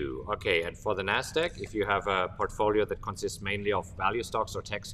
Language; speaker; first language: English; non-native, fluent; German